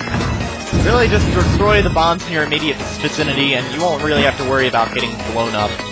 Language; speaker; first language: English; native; English